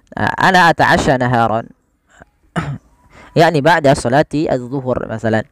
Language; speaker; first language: Arabic; non-native, fluent; Indonesian